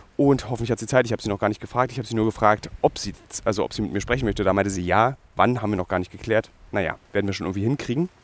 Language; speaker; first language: German; native; German